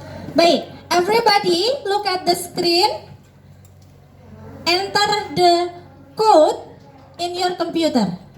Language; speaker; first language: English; non-native, fluent; Indonesian